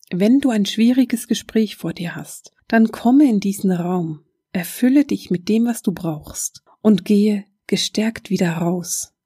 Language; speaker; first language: German; native; German